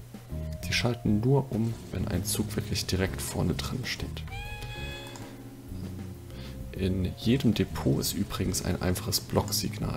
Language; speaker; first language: German; native; German